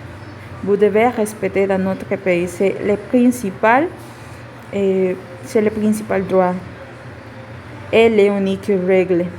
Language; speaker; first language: French; non-native, learner; Spanish